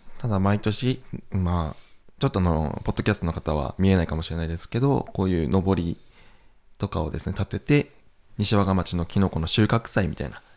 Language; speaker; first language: Japanese; native; Japanese